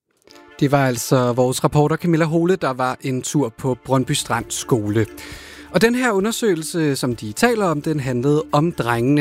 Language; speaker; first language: Danish; native; Danish